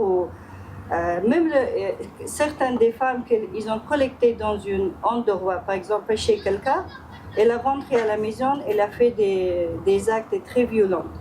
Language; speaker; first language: French; non-native, fluent; Persian